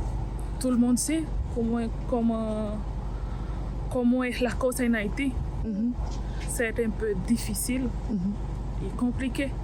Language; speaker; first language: French; non-native, local second language; Haitian Creole